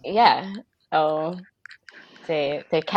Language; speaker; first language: Danish; non-native, fluent; English